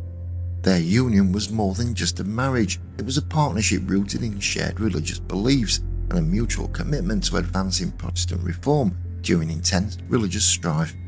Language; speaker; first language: English; native; English